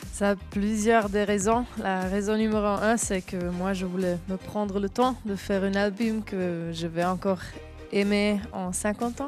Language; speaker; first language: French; non-native, local second language; German